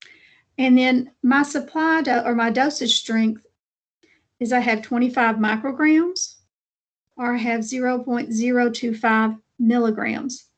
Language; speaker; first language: English; native; English